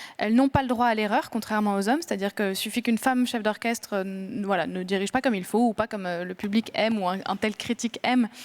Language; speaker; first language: French; native; French